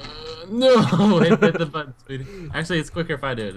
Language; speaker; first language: English; native; English